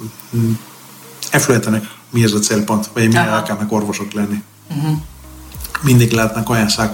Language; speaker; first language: Hungarian; non-native, fluent; Greek